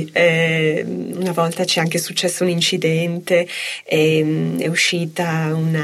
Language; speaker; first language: Italian; native; Italian